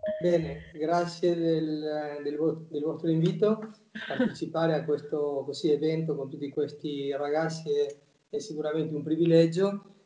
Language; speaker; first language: Italian; non-native, fluent; Spanish